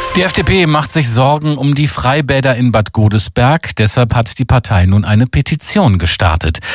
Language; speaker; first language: German; native; German